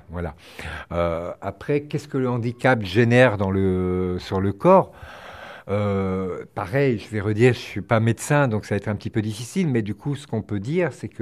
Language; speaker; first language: French; native; French